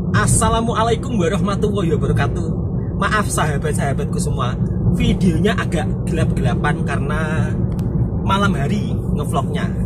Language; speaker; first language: Indonesian; native; Indonesian